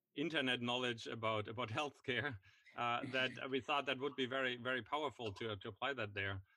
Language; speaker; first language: English; non-native, fluent; German